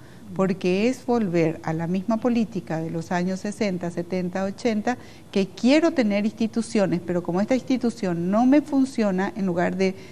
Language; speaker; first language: Spanish; native; Spanish